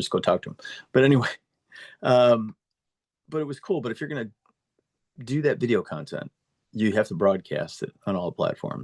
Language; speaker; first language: English; native; English